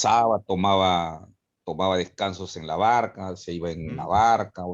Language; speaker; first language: Spanish; non-native, fluent; English